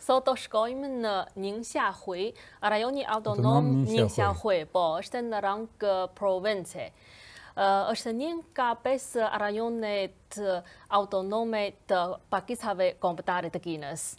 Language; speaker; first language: Albanian; non-native, fluent; Chinese